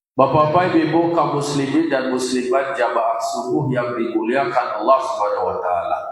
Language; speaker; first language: Indonesian; non-native, local second language; Minangkabau